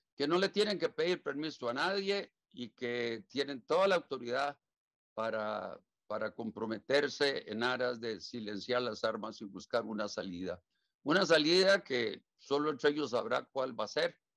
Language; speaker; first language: Spanish; native; Spanish